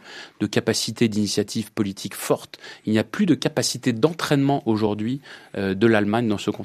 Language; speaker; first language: French; native; French